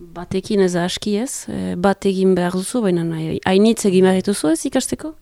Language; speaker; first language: Basque; native; Basque